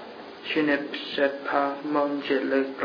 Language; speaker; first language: French; non-native, learner; English